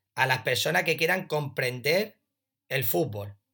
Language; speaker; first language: Spanish; native; Spanish